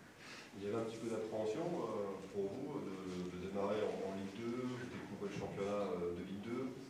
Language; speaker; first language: French; native; French